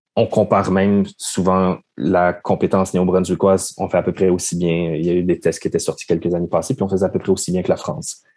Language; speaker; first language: French; native; French